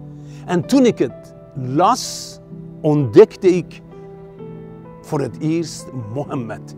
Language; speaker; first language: Dutch; non-native, fluent; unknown